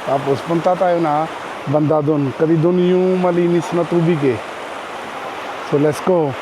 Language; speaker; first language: Filipino; non-native, learner; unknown